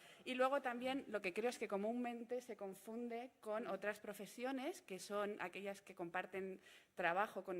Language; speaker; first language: Spanish; native; Spanish